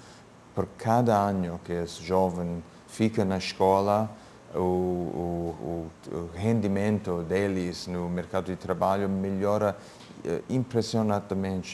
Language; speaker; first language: Portuguese; non-native, fluent; English